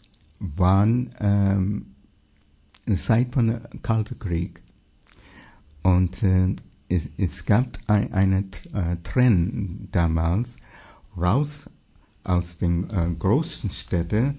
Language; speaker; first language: German; non-native, fluent; English